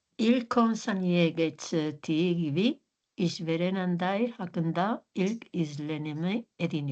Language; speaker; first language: Turkish; non-native, learner; Spanish